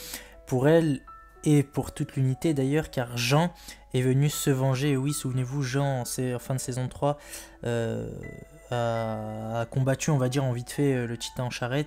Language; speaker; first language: French; native; French